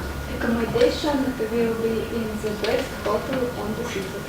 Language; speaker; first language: English; non-native, learner; Russian